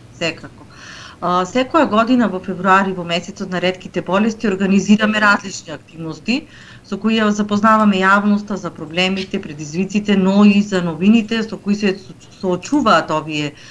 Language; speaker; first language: Macedonian; native; Macedonian